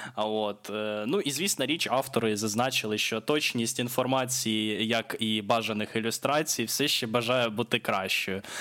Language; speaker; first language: Ukrainian; non-native, local second language; Russian